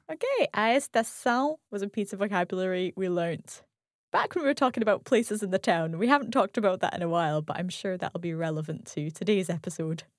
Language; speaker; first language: English; native; English